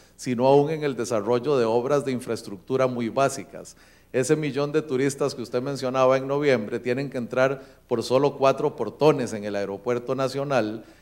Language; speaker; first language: Spanish; native; Spanish